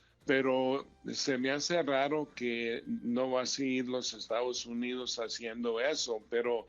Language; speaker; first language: Spanish; early bilingual, heritage; Spanish